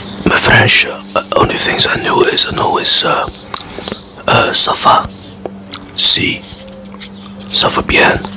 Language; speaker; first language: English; non-native, fluent; Dutch